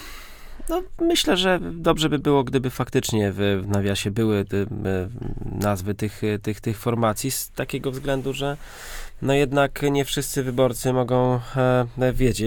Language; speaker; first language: Polish; native; Polish